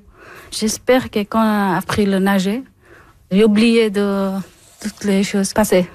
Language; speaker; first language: French; non-native, learner; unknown